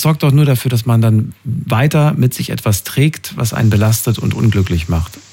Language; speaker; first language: German; native; German